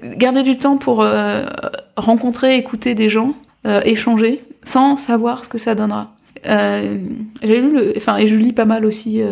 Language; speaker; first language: French; native; French